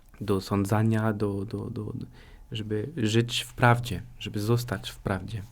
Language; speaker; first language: Polish; non-native, fluent; French